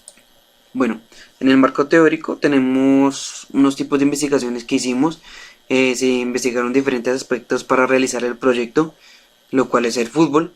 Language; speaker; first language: Spanish; native; Spanish